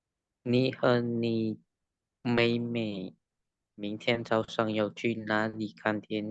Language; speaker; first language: Chinese; non-native, learner; Indonesian